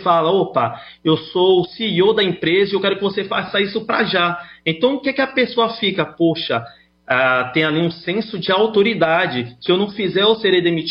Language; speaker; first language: Portuguese; native; Portuguese